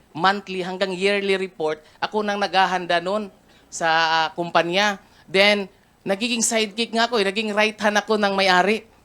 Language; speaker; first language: Filipino; non-native, local second language; Cebuano